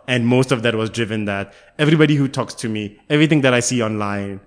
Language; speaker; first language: English; non-native, local second language; Tswana